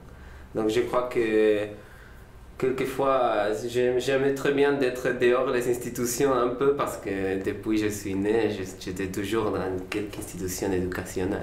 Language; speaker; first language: French; non-native, learner; Spanish